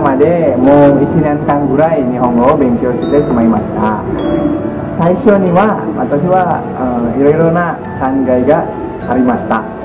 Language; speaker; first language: Japanese; non-native, learner; Indonesian